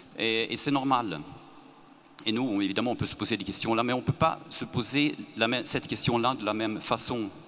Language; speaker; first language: French; non-native, fluent; Swedish